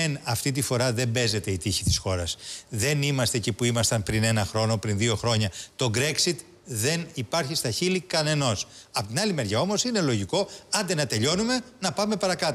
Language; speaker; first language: Greek; native; Greek